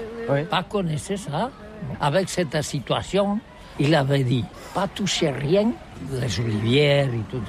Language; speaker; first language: French; non-native, learner; Catalan